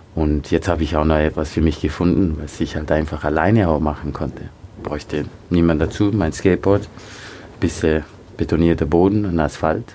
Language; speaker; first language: German; early bilingual, other home language; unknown